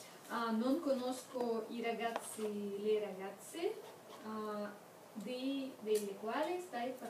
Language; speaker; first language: Italian; non-native, learner; Russian